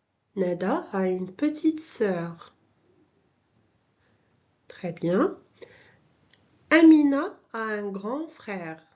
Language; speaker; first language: French; non-native, local second language; Arabic